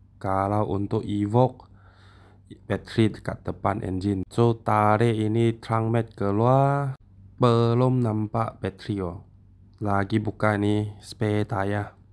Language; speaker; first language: Malay; non-native, local second language; Chinese